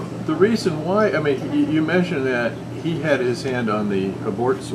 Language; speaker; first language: English; native; English